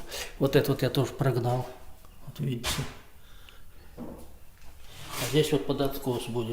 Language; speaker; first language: Russian; native; Russian